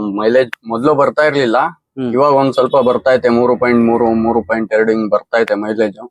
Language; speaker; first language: Kannada; native; Kannada